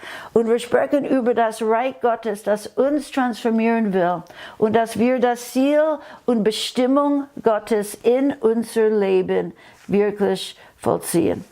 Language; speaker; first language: German; non-native, fluent; English